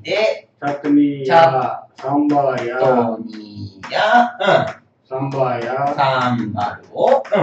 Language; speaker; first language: Japanese; non-native, learner; Tamil